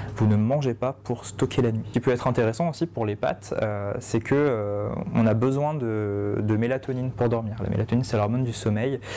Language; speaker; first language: French; native; French